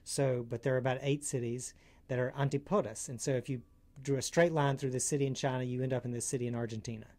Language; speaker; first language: English; native; English